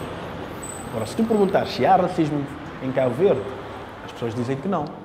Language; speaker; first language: Portuguese; non-native, local second language; Kabuverdianu